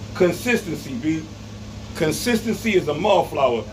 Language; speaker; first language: English; native; English